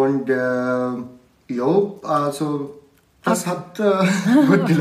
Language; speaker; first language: German; non-native, learner; Arabic